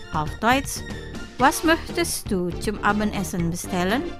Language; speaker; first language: German; non-native, fluent; Indonesian